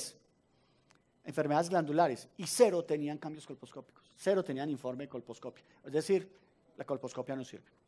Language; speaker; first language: Spanish; native; Spanish